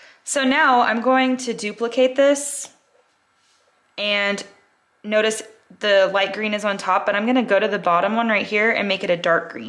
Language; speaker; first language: English; native; English